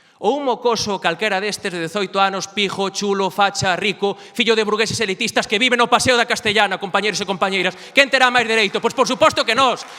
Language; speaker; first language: Galician; native; Galician